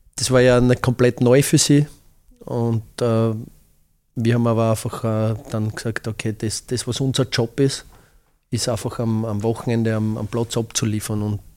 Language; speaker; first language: German; native; German